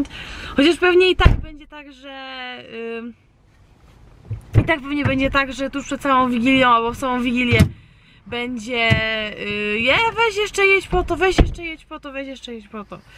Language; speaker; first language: Polish; native; Polish